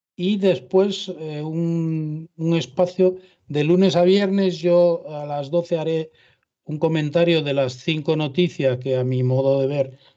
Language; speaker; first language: Spanish; native; Spanish